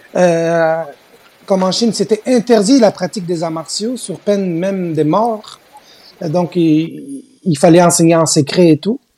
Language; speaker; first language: French; native; French